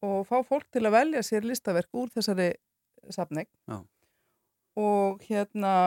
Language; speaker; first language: Icelandic; native; Icelandic